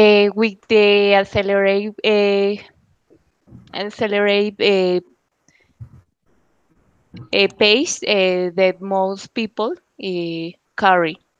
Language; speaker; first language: English; non-native, learner; Spanish